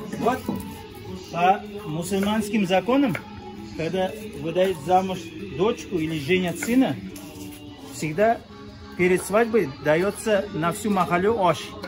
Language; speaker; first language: Russian; non-native, local second language; Kazakh